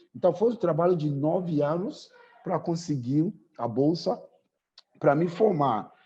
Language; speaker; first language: Portuguese; non-native, fluent; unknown